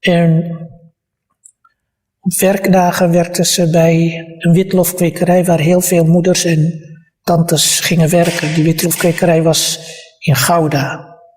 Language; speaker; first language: Dutch; early bilingual, other home language; Malay